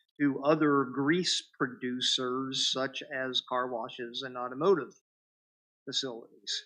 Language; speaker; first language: English; native; English